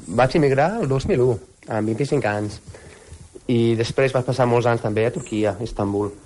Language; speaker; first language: Catalan; non-native, fluent; English